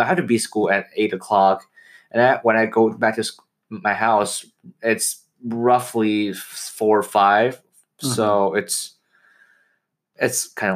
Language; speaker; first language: English; non-native, fluent; Chinese